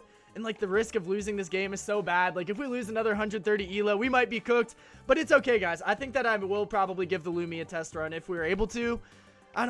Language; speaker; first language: English; native; English